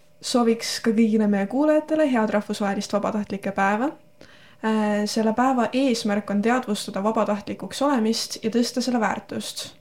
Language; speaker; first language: Estonian; native; Estonian